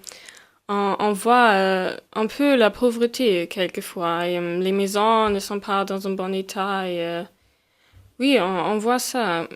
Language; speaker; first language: French; non-native, fluent; German